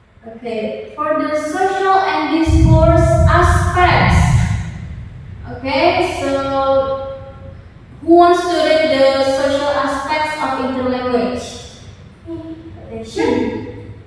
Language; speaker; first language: English; non-native, fluent; Indonesian